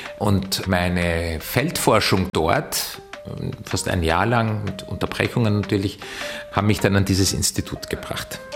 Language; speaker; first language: German; native; German